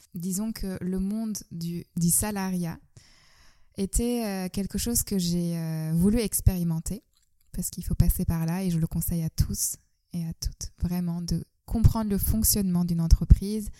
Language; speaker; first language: French; non-native, fluent; Turkish